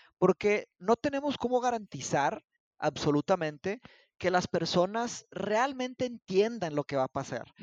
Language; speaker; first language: Spanish; early bilingual, other home language; Portuguese